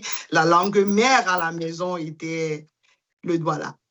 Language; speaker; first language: French; non-native, local second language; Duala